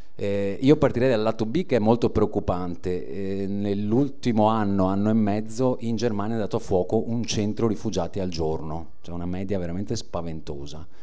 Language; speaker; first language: Italian; native; Italian